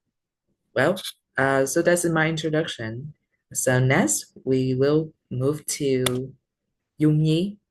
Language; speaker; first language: English; non-native, learner; Vietnamese